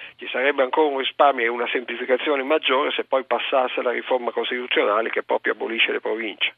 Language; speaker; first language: Italian; native; Italian